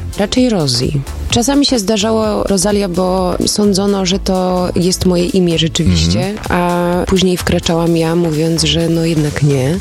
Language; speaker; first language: Polish; early bilingual, heritage; Polish